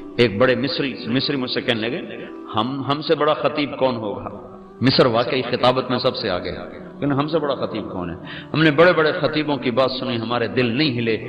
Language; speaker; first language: Urdu; non-native, local second language; Punjabi